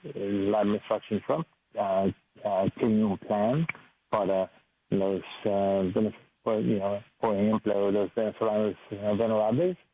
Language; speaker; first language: Spanish; non-native, learner; English